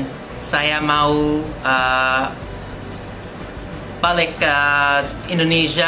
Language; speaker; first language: Indonesian; non-native, learner; English